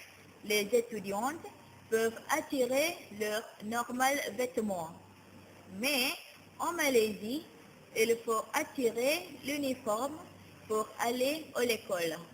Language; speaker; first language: French; non-native, learner; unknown